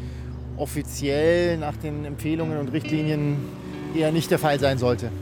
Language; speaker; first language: German; native; German